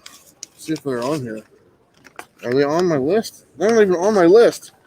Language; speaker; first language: English; native; English